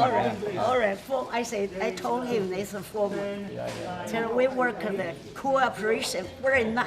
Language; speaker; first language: English; non-native, learner; Chinese